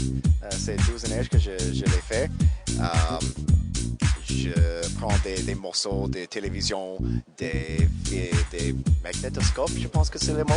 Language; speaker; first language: French; non-native, learner; English